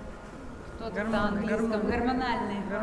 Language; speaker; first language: Russian; native; Russian